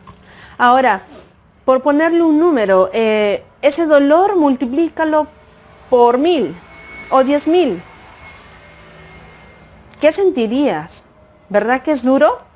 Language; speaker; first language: Spanish; native; Spanish